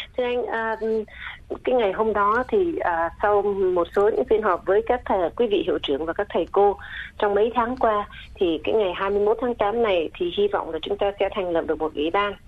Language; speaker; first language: Vietnamese; native; Vietnamese